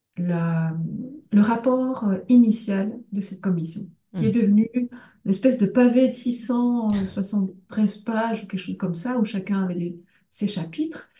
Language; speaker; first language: French; native; French